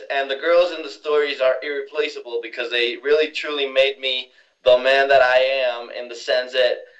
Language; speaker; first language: English; non-native, fluent; Spanish